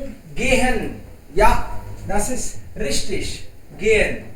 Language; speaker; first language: German; non-native, fluent; Hindi